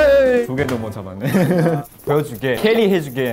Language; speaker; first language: Korean; non-native, learner; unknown